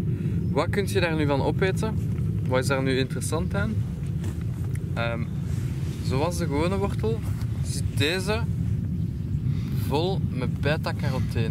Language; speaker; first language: Dutch; native; Dutch